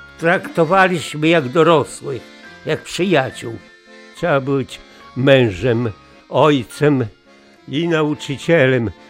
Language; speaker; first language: Polish; native; Polish